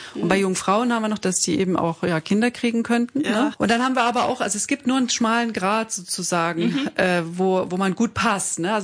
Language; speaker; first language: German; native; German